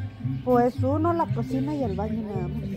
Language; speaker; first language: Spanish; native; Spanish